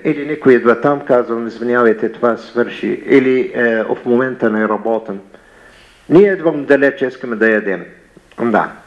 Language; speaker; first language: Bulgarian; non-native, learner; Arabic